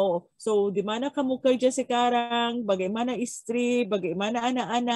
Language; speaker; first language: Indonesian; non-native, learner; Filipino